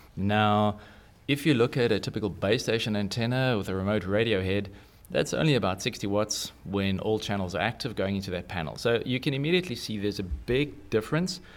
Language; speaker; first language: English; native; English